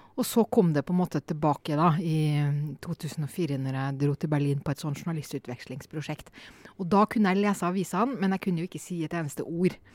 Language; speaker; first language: Norwegian; native; Norwegian